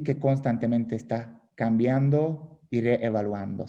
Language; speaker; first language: Spanish; non-native, fluent; Hungarian